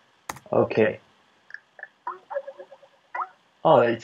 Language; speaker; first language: English; non-native, learner; Japanese